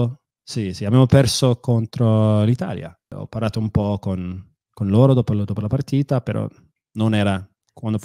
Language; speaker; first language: Italian; non-native, fluent; English